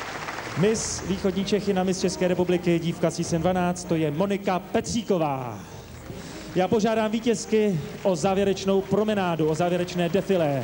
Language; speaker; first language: Czech; native; Czech